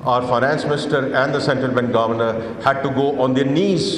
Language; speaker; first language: English; non-native, local second language; Urdu